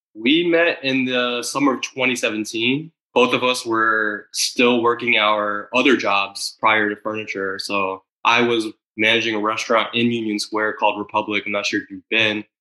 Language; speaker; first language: English; native; English